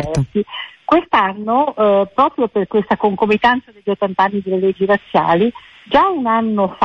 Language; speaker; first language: Italian; native; Italian